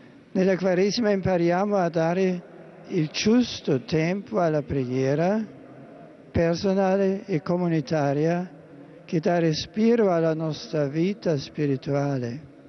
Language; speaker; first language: Italian; non-native, fluent; German